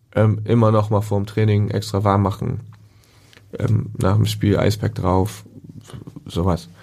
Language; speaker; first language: German; native; German